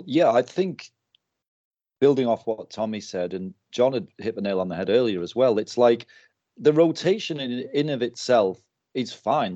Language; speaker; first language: English; native; English